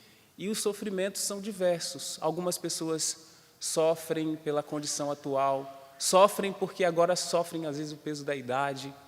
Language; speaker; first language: Portuguese; native; Portuguese